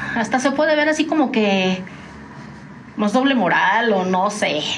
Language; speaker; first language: Spanish; native; Spanish